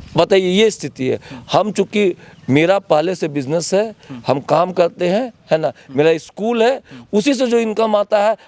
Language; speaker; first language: Hindi; native; Hindi